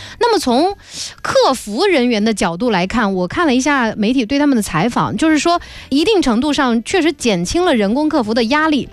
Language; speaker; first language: Chinese; native; Chinese